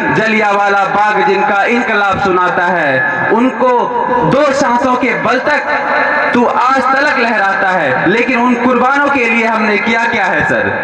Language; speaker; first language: Hindi; native; Hindi